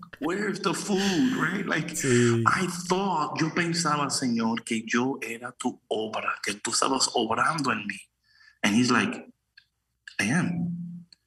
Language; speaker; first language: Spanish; early bilingual, heritage; Spanish